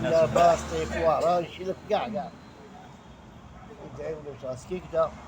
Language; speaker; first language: Arabic; native; Arabic